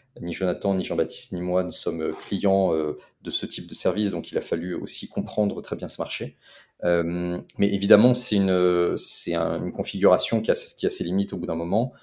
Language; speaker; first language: French; native; French